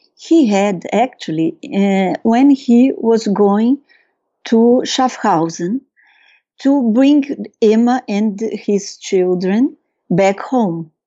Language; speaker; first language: English; non-native, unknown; Portuguese